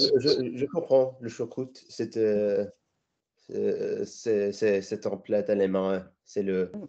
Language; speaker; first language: French; non-native, learner; English